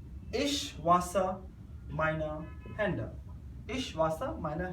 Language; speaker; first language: German; non-native, learner; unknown